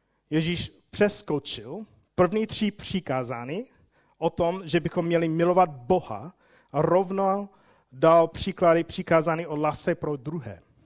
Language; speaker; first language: Czech; non-native, fluent; English